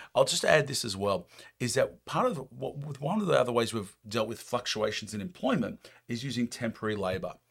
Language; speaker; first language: English; native; English